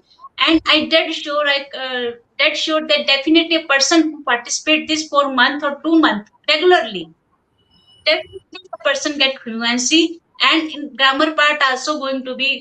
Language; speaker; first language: English; non-native, local second language; Hindi